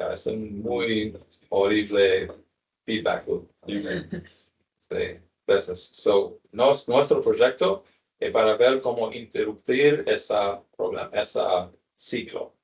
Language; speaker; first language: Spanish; non-native, learner; English